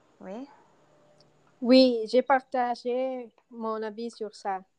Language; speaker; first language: French; non-native, learner; Spanish